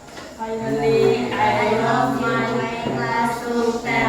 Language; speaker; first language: English; non-native, learner; Indonesian